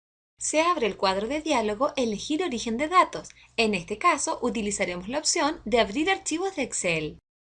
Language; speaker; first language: Spanish; native; Spanish